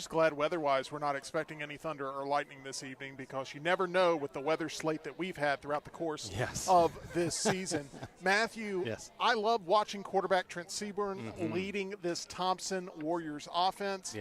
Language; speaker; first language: English; native; English